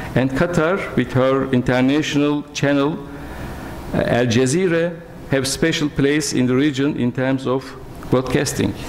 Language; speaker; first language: English; non-native, fluent; Turkish